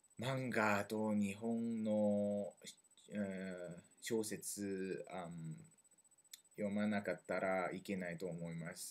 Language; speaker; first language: Japanese; non-native, learner; French